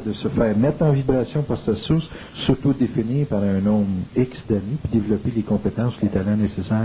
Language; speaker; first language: French; native; French